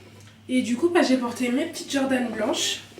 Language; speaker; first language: French; native; French